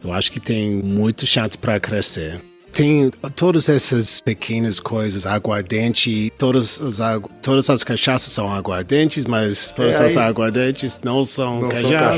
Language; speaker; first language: Portuguese; non-native, learner; English